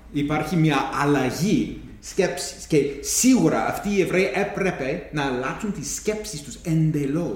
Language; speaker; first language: Greek; non-native, fluent; English